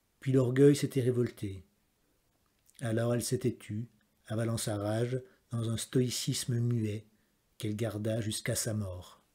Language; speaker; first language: French; native; French